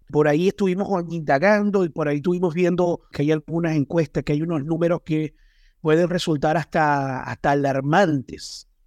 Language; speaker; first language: Spanish; native; Spanish